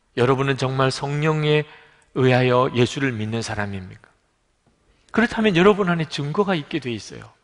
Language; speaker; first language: Korean; native; Korean